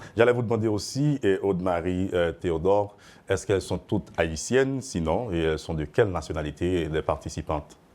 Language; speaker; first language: French; non-native, local second language; Haitian Creole